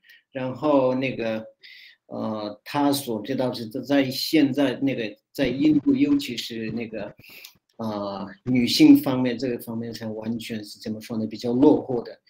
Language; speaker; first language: Chinese; non-native, fluent; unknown